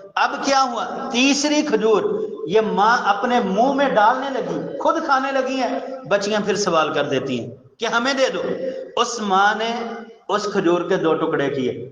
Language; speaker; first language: Urdu; non-native, local second language; Punjabi